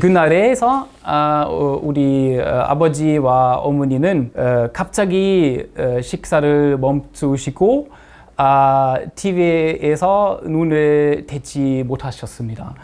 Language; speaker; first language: Korean; non-native, fluent; German